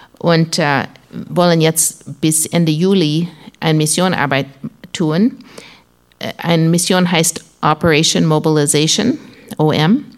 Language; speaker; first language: German; non-native, learner; English